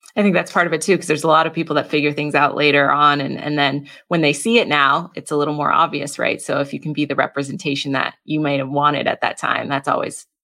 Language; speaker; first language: English; native; English